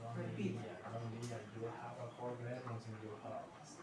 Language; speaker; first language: English; non-native, learner; Spanish